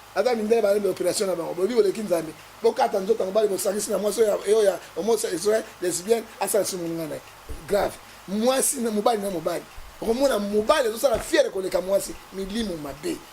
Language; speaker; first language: Lingala; native; Lingala